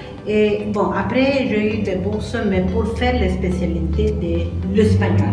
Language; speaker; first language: French; non-native, fluent; Spanish